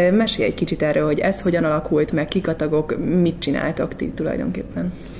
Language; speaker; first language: Hungarian; native; Hungarian